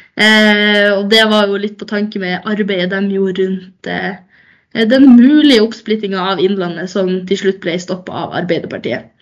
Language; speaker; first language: Norwegian; native; Norwegian